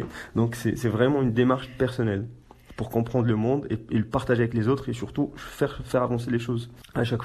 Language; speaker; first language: French; non-native, local second language; Arabic